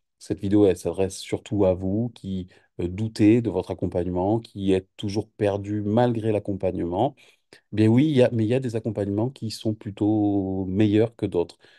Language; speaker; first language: French; native; French